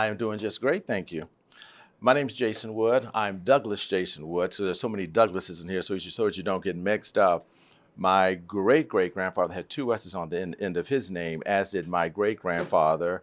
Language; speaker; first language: English; native; English